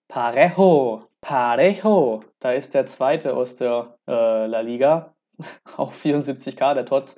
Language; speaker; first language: German; native; German